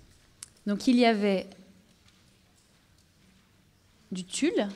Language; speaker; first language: French; native; French